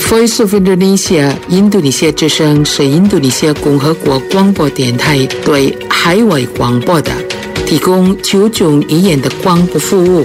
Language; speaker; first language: Chinese; early bilingual, heritage; Chinese